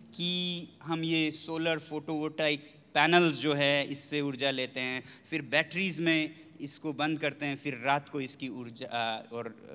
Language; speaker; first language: Hindi; non-native, local second language; Ladakhi